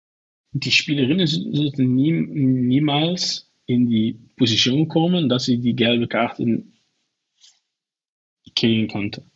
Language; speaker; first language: German; non-native, learner; Dutch